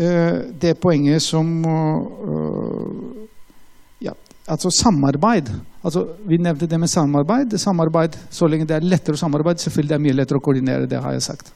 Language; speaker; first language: Norwegian; non-native, fluent; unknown